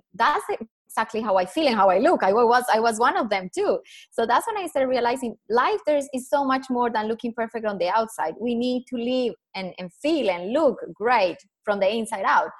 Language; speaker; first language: English; non-native, fluent; Spanish